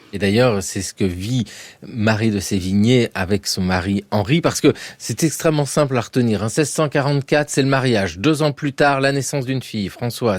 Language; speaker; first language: French; native; French